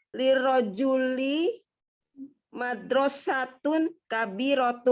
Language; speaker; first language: Arabic; non-native, learner; Indonesian